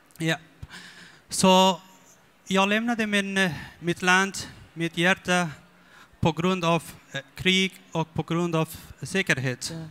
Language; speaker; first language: Swedish; non-native, learner; Persian